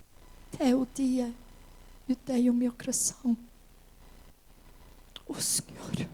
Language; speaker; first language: Portuguese; early bilingual, heritage; English